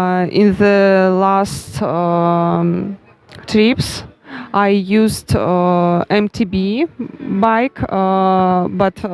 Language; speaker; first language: English; non-native, learner; Russian